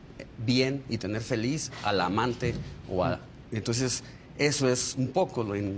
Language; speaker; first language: Spanish; native; Spanish